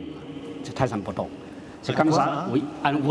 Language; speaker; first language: French; non-native, learner; Chinese